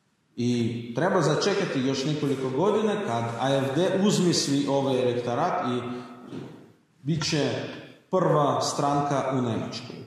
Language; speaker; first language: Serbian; non-native, learner; Russian